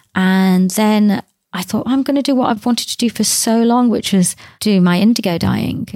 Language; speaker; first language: English; native; English